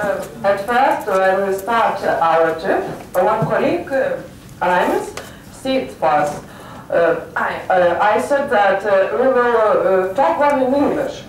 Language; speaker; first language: English; non-native, learner; Lithuanian